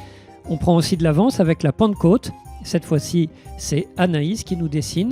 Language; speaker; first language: French; native; French